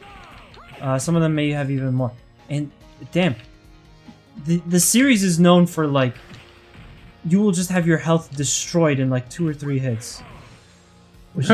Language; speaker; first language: English; native; English